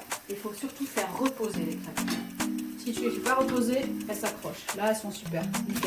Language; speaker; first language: French; native; French